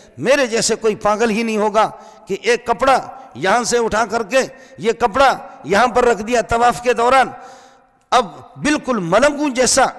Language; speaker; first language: Urdu; non-native, local second language; Brahui